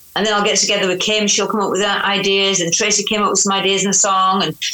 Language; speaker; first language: English; native; English